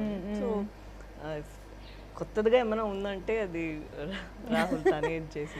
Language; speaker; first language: Telugu; non-native, fluent; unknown